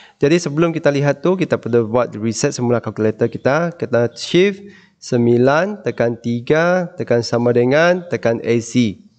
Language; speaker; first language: Malay; non-native, local second language; Chinese